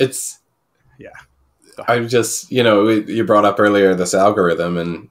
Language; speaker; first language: English; native; English